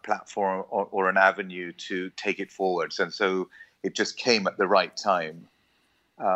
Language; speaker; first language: English; native; English